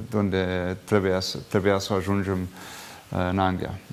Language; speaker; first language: Romanian; non-native, fluent; English